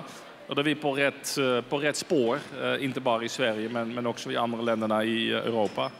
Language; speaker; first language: Swedish; non-native, fluent; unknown